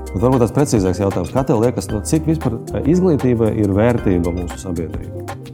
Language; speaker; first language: Latvian; non-native, local second language; Russian